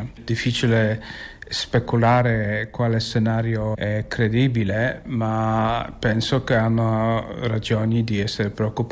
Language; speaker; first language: Italian; non-native, fluent; Polish